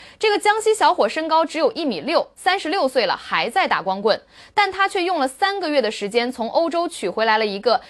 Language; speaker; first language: Chinese; native; Chinese